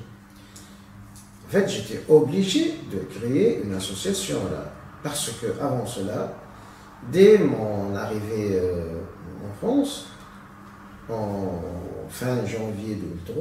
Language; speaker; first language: French; non-native, local second language; Arabic